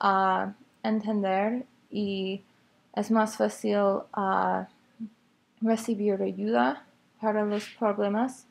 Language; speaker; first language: Spanish; non-native, learner; English